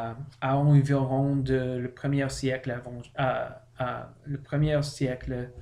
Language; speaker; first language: French; non-native, learner; English